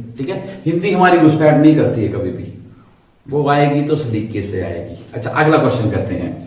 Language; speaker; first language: Hindi; non-native, local second language; Punjabi